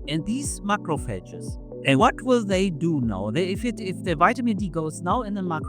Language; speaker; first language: English; non-native, fluent; German